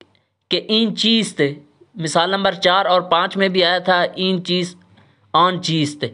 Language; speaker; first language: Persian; non-native, fluent; Urdu